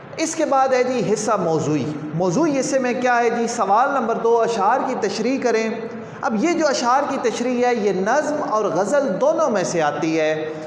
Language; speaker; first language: Urdu; non-native, local second language; Punjabi